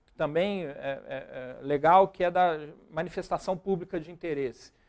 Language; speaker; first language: Portuguese; native; Portuguese